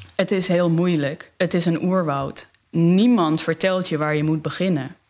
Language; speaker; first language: Dutch; native; Dutch